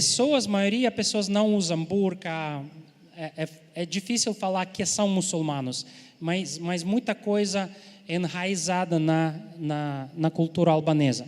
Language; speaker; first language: Portuguese; non-native, fluent; Ukrainian